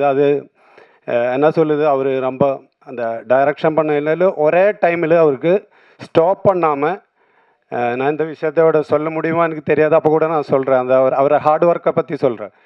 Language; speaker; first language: Tamil; non-native, learner; Malayalam